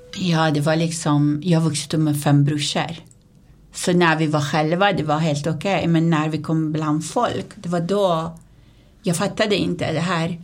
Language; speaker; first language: Swedish; non-native, fluent; Persian